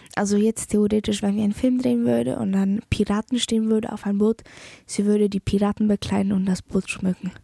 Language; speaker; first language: German; early bilingual, other home language; Polish